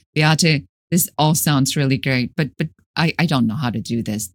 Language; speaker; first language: English; non-native, fluent; German